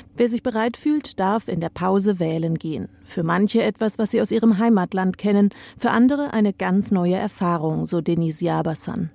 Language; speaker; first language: German; native; German